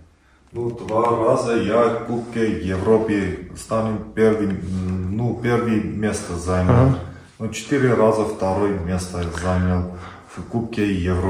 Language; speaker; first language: Russian; non-native, learner; Armenian